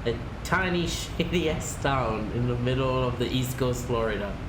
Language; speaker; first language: English; non-native, fluent; Italian